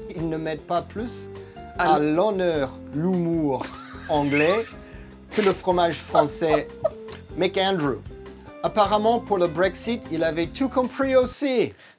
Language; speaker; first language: French; non-native, fluent; English